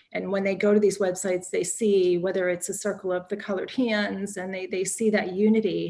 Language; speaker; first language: English; native; English